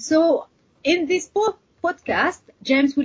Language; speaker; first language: English; non-native, fluent; French